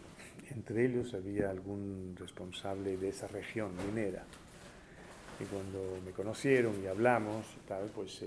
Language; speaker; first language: Spanish; early bilingual, heritage; Spanish